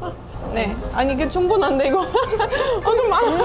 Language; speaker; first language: Korean; non-native, fluent; Estonian